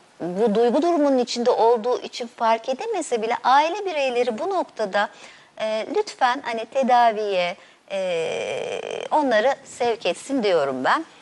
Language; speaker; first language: Turkish; native; Turkish